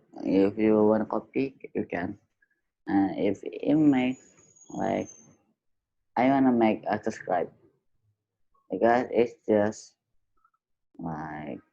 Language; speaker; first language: English; non-native, learner; Indonesian